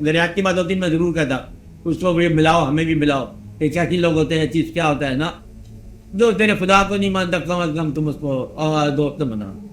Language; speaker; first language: Urdu; non-native, local second language; Punjabi